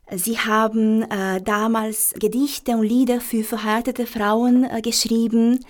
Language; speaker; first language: German; non-native, fluent; Romanian